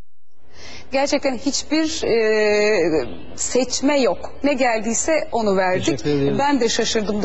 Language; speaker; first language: Turkish; native; Turkish